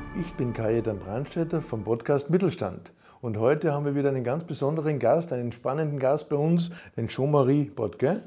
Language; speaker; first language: German; native; German